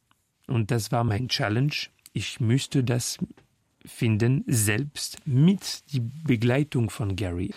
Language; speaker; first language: German; non-native, fluent; French